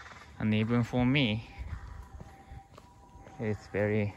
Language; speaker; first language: English; non-native, learner; Japanese